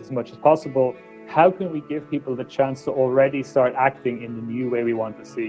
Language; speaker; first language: English; native; English